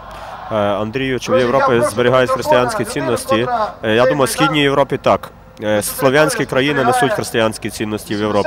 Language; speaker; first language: Ukrainian; native; Ukrainian